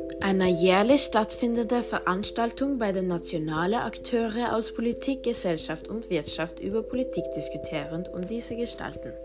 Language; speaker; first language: German; non-native, learner; Norwegian